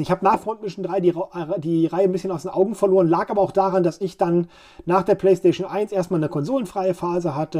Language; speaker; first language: German; native; German